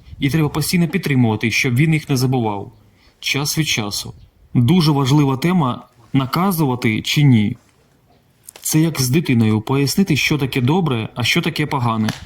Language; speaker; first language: Ukrainian; non-native, local second language; Russian